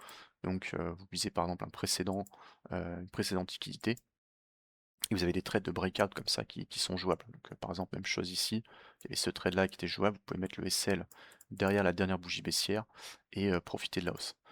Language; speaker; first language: French; native; French